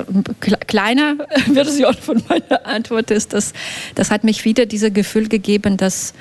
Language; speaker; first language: German; non-native, fluent; Belarusian